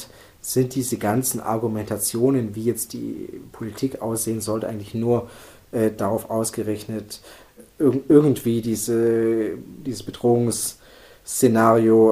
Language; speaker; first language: German; native; German